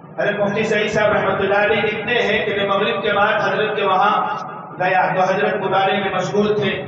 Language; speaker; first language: Urdu; non-native, local second language; Gujarati